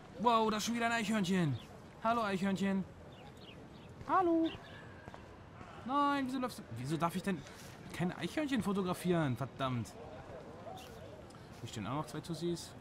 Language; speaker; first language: German; native; German